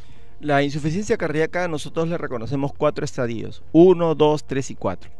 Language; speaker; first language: Spanish; native; Spanish